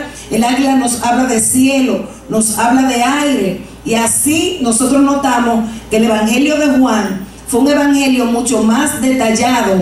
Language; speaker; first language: Spanish; native; Spanish